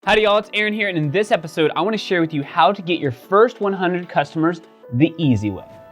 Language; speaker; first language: English; native; English